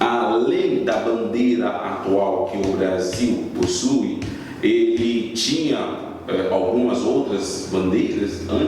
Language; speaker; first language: Portuguese; non-native, fluent; Haitian Creole